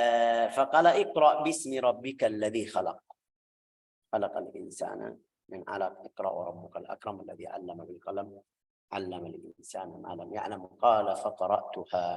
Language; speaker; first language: Arabic; native; Arabic